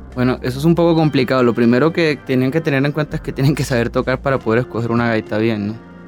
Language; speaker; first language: Spanish; native; Spanish